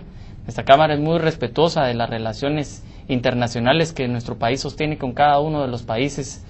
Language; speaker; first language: Spanish; native; Spanish